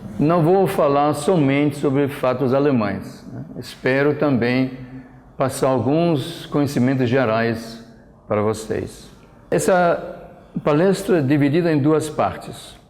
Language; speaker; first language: Portuguese; non-native, fluent; German